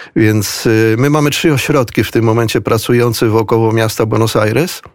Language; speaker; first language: Polish; early bilingual, heritage; Spanish